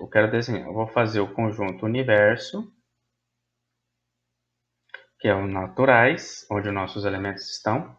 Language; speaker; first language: Portuguese; native; Portuguese